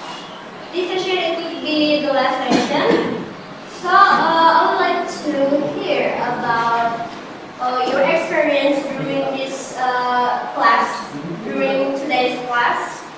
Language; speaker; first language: English; non-native, learner; Indonesian